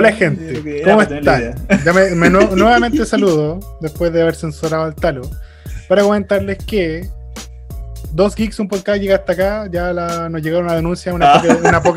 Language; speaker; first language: Spanish; native; Spanish